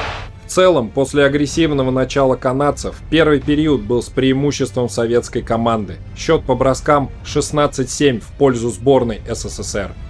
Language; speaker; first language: Russian; native; Russian